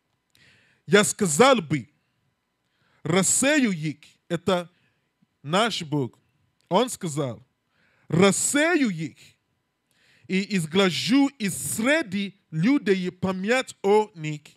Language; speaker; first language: Russian; non-native, learner; English